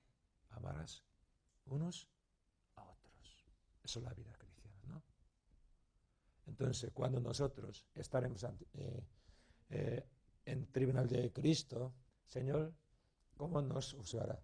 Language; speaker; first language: Spanish; non-native, learner; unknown